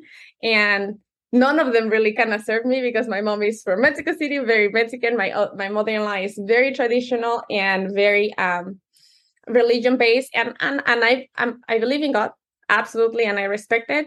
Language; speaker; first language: English; non-native, fluent; Spanish